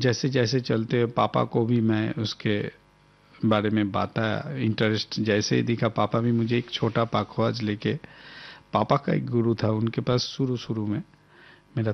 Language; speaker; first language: Hindi; non-native, local second language; Bangla